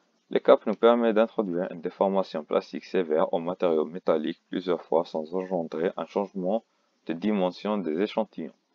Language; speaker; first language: French; non-native, local second language; Arabic